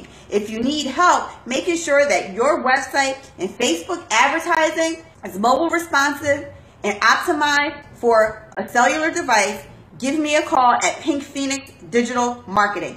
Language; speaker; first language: English; native; English